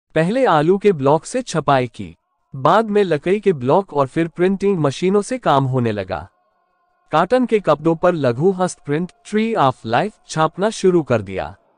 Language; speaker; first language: Hindi; native; Hindi